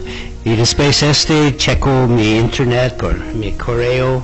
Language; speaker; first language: Spanish; non-native, fluent; English